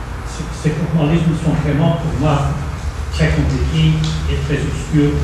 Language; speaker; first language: French; non-native, fluent; Portuguese